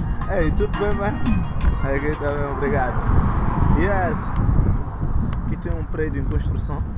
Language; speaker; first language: Portuguese; non-native, local second language; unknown